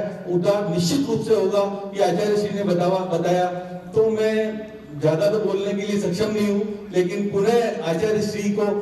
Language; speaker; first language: Hindi; native; Hindi